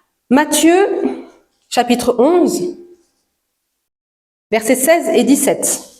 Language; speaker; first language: French; native; French